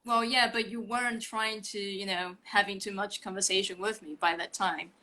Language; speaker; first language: English; non-native, fluent; Chinese